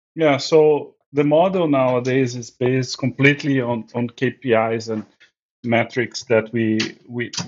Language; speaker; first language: English; non-native, fluent; Portuguese